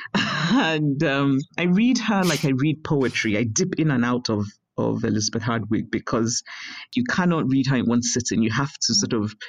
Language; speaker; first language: English; non-native, local second language; Igbo